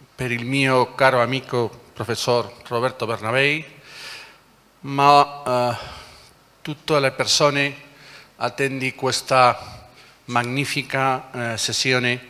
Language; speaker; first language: Italian; non-native, learner; Spanish